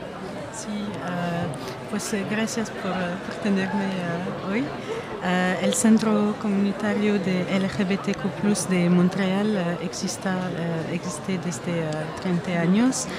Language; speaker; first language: Spanish; non-native, fluent; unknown